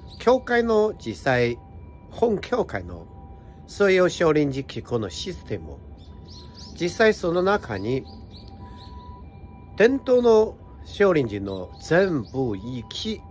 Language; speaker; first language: Japanese; non-native, fluent; Chinese